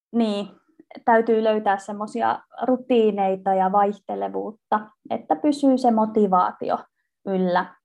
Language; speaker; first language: Finnish; native; Finnish